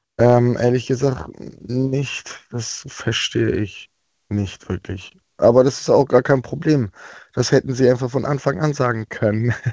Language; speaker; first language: German; non-native, fluent; Persian